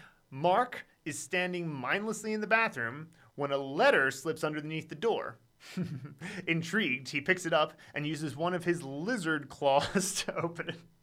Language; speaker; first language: English; native; English